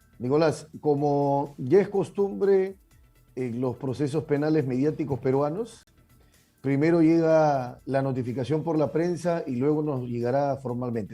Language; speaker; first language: Spanish; native; Spanish